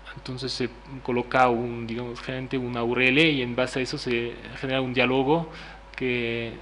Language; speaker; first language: Spanish; non-native, fluent; French